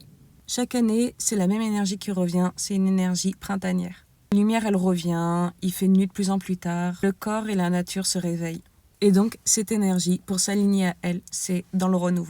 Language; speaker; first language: French; native; French